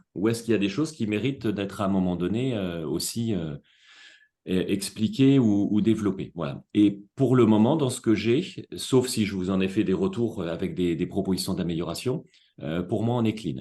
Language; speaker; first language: French; native; French